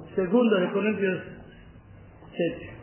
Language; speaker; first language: Spanish; non-native, learner; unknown